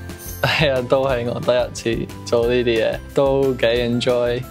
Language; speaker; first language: Cantonese; early bilingual, heritage; English